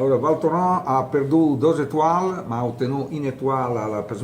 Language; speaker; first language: French; non-native, fluent; Italian